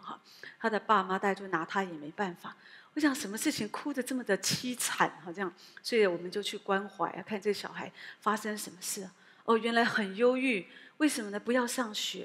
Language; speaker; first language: Chinese; native; Chinese